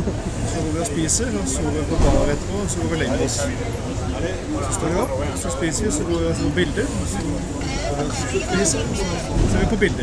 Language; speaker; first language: Norwegian; native; Norwegian